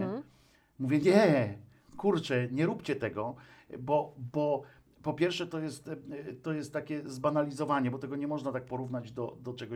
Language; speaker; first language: Polish; native; Polish